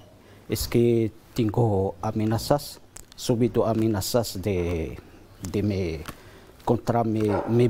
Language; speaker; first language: Spanish; non-native, learner; Arabic